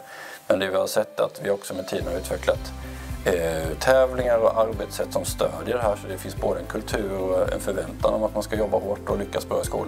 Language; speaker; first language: Swedish; native; Swedish